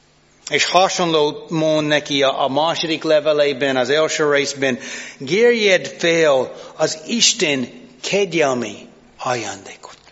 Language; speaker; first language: Hungarian; non-native, fluent; English